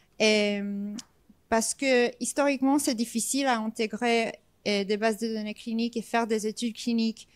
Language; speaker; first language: French; non-native, fluent; English